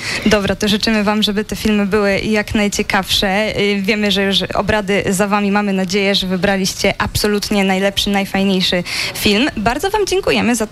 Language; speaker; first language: Polish; native; Polish